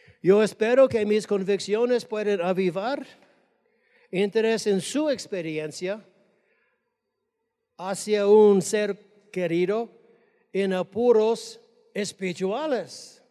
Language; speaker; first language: Spanish; non-native, fluent; English